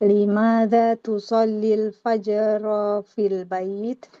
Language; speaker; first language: Arabic; non-native, learner; Indonesian